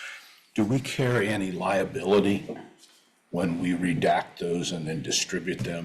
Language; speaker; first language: English; native; English